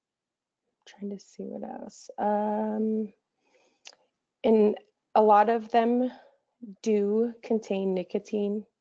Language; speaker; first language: English; native; English